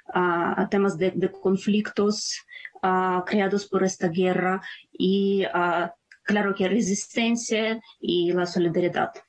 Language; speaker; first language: Spanish; non-native, fluent; Ukrainian